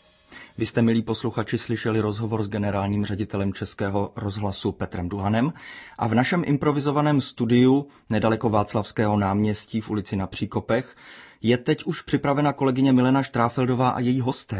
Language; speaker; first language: Czech; native; Czech